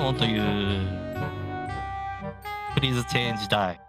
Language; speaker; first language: English; non-native, learner; Japanese